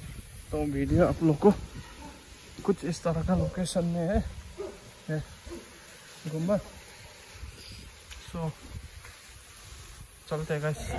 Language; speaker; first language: Hindi; non-native, local second language; Nepali